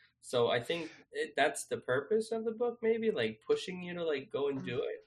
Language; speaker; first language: English; non-native, fluent; Spanish